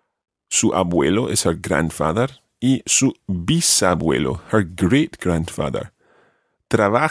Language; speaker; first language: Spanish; non-native, fluent; English